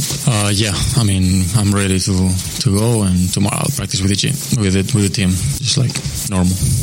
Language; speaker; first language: English; non-native, fluent; Spanish